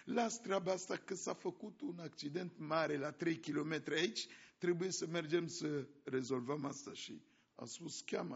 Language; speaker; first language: Romanian; non-native, fluent; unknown